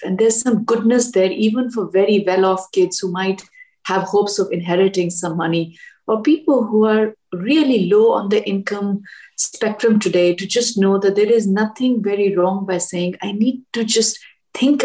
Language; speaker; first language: English; non-native, local second language; Hindi